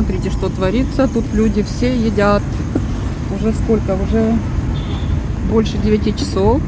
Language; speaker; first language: Russian; native; Russian